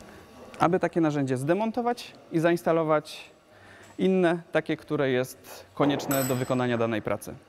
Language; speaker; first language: Polish; native; Polish